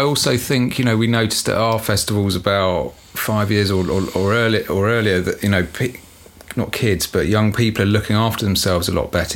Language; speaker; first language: English; native; English